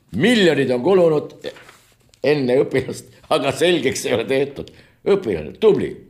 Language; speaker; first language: Estonian; native; Estonian